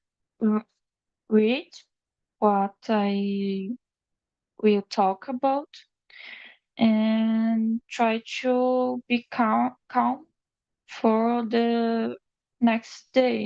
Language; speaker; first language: English; non-native, learner; Portuguese